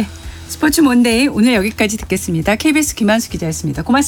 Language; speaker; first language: Korean; native; Korean